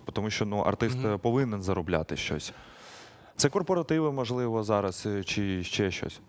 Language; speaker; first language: Ukrainian; native; Ukrainian